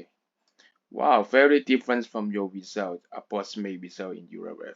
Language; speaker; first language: English; non-native, fluent; Chinese